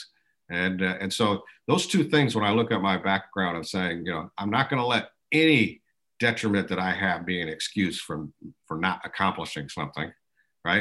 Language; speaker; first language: English; early bilingual, other home language; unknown